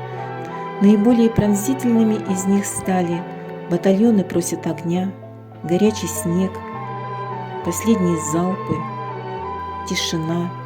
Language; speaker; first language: Russian; native; Russian